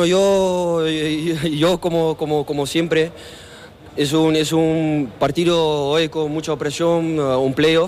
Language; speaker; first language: Spanish; non-native, learner; Papiamento